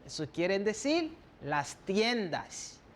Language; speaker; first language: Spanish; non-native, fluent; French